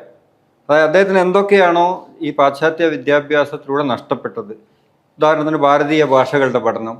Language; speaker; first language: Malayalam; native; Malayalam